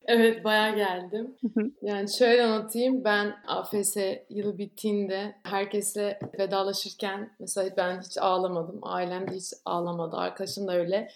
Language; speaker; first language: Turkish; non-native, fluent; Dutch